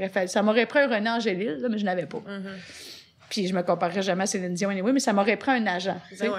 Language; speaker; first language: French; native; French